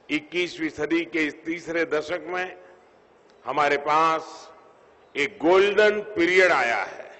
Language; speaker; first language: Hindi; non-native, local second language; Gujarati